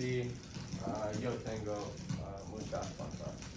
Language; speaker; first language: Spanish; non-native, learner; English